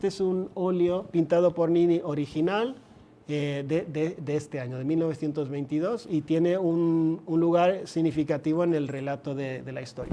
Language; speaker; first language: Spanish; non-native, fluent; Swedish